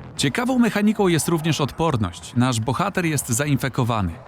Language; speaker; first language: Polish; native; Polish